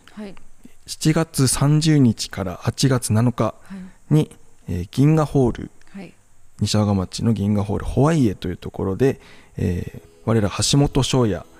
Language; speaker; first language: Japanese; native; Japanese